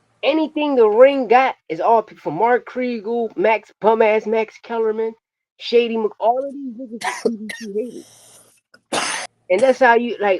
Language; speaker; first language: English; native; English